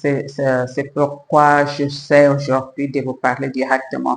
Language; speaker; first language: French; non-native, learner; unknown